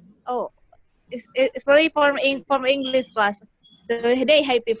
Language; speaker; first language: English; non-native, learner; Indonesian